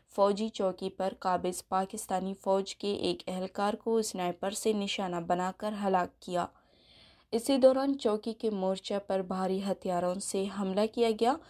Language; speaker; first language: Urdu; non-native, local second language; Baluchi